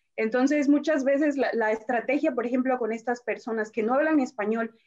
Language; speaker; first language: Spanish; native; Spanish